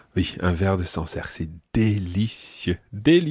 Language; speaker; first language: French; non-native, fluent; English